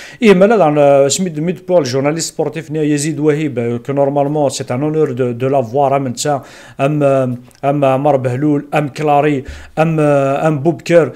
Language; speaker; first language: French; non-native, local second language; Kabyle